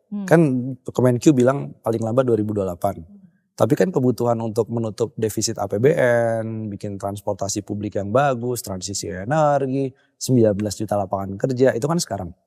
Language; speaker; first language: Indonesian; native; Indonesian